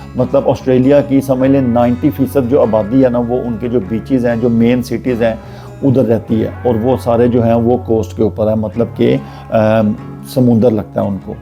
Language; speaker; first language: Urdu; non-native, local second language; Punjabi